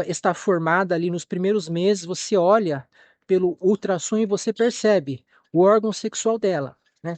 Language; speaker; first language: Portuguese; native; Portuguese